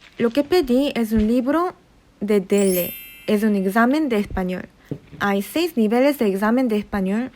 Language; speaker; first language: Spanish; non-native, fluent; Korean